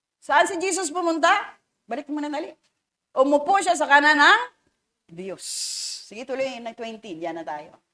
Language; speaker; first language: Filipino; native; Filipino